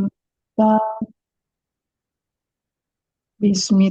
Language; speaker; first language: German; non-native, learner; Indonesian